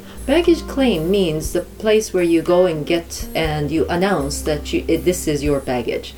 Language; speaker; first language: English; native; English